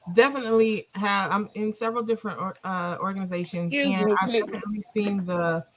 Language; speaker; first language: English; native; English